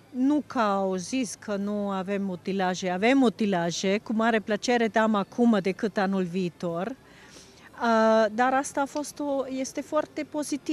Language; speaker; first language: Romanian; non-native, fluent; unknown